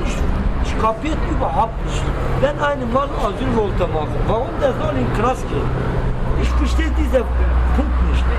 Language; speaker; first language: German; non-native, learner; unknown